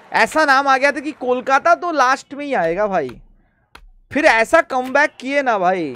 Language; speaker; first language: Hindi; non-native, local second language; Bangla